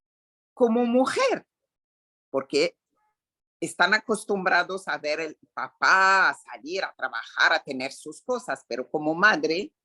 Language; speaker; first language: Spanish; non-native, fluent; Arabic